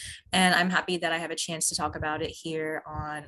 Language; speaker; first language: English; native; English